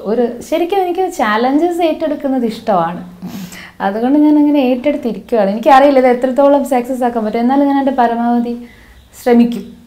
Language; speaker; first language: Malayalam; non-native, local second language; Hindi